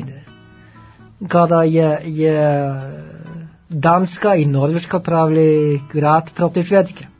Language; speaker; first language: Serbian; non-native, learner; Norwegian